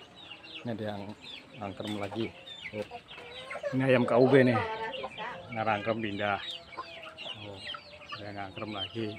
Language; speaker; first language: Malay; non-native, local second language; Javanese